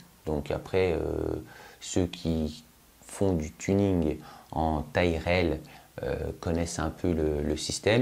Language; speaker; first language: French; native; French